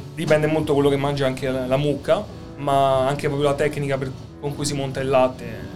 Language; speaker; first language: Italian; native; Italian